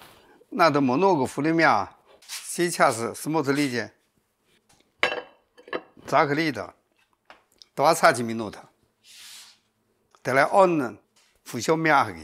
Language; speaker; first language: Russian; non-native, learner; Chinese